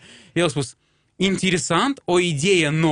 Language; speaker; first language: Romanian; non-native, local second language; Russian